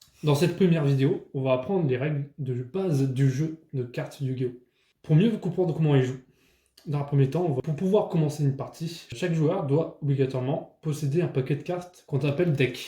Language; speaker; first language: French; native; French